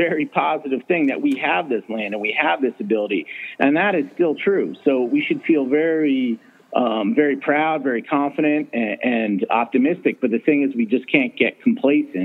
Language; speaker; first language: English; native; English